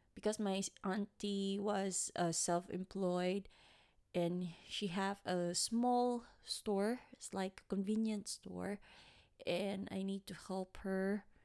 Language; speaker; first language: English; non-native, local second language; Waray